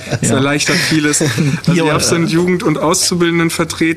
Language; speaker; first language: German; native; German